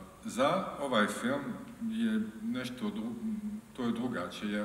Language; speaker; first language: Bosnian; non-native, learner; French